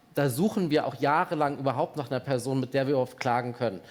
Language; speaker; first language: German; native; German